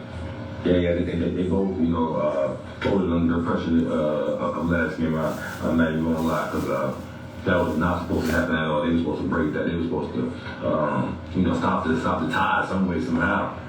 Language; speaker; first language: English; native; English